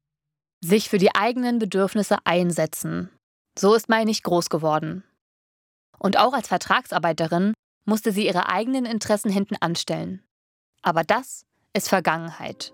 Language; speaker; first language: German; native; German